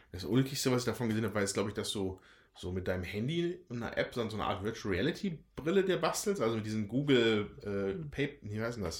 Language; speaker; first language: German; native; German